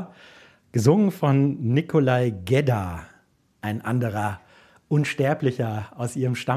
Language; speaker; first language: German; native; German